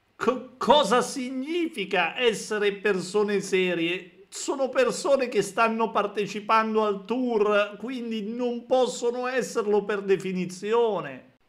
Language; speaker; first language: Italian; native; Italian